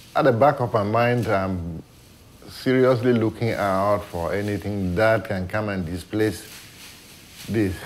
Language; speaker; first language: English; non-native, local second language; Ewe